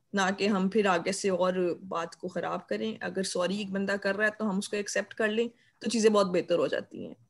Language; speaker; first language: Urdu; native; Urdu